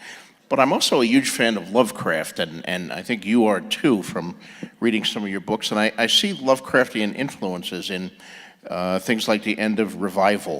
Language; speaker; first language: English; native; English